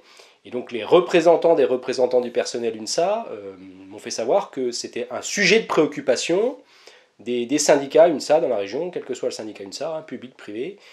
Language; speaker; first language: French; native; French